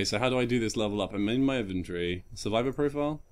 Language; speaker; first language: English; native; English